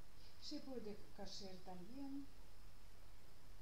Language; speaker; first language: Spanish; non-native, learner; Russian